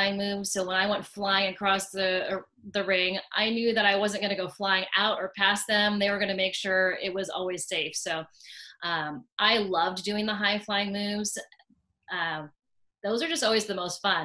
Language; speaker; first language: English; native; English